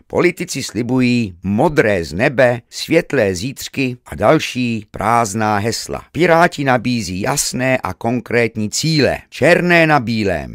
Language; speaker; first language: Czech; native; Czech